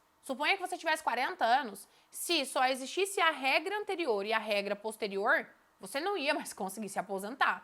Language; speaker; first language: Portuguese; native; Portuguese